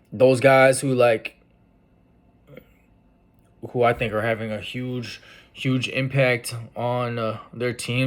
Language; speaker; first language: English; native; English